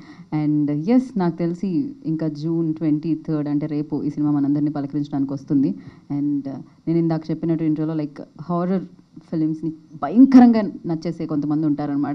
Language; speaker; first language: Telugu; native; Telugu